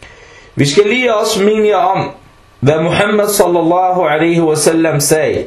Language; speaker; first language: Danish; early bilingual, other home language; Arabic